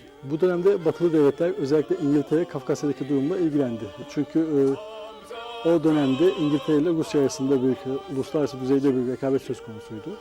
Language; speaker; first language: Turkish; native; Turkish